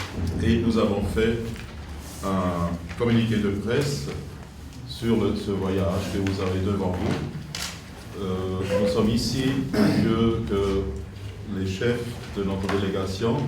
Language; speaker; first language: French; non-native, fluent; German